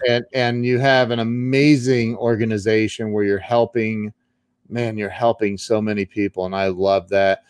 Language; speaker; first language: English; native; English